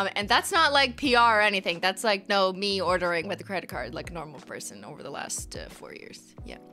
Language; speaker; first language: English; native; English